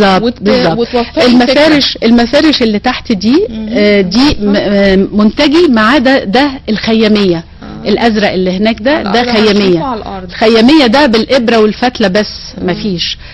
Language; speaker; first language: Arabic; native; Arabic